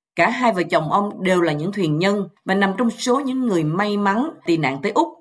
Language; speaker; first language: Vietnamese; native; Vietnamese